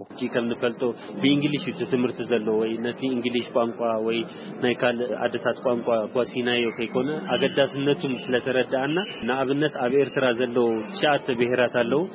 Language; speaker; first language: Tigrinya; native; Tigrinya